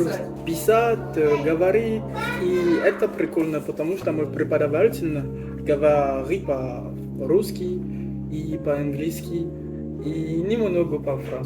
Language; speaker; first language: Russian; non-native, learner; French